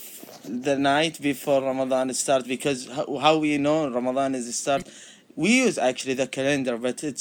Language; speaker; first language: English; non-native, learner; Arabic